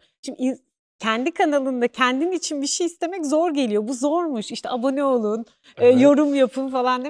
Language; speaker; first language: Turkish; native; Turkish